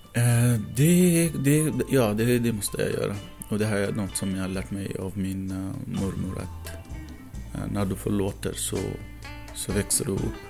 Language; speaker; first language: Swedish; non-native, fluent; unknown